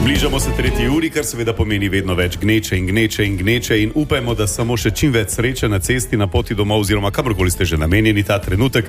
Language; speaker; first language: Slovenian; native; Slovenian